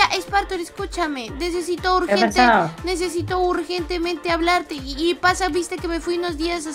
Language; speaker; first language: Spanish; native; Spanish